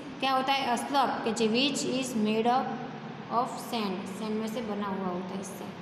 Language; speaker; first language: Hindi; non-native, local second language; Gujarati